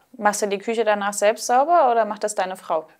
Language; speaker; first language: German; native; German